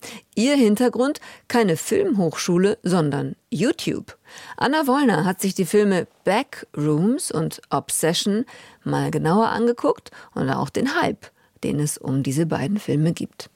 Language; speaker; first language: German; native; German